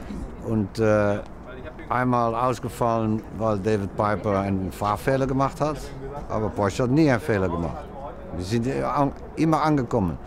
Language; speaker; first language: German; non-native, fluent; Dutch